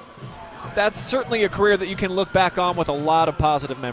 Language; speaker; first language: English; native; English